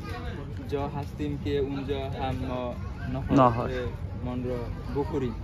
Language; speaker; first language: Persian; non-native, learner; Bangla